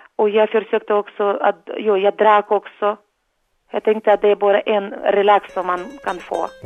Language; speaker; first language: Swedish; non-native, fluent; Russian